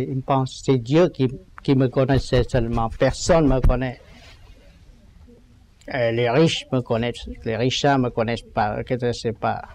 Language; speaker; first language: French; non-native, learner; Vietnamese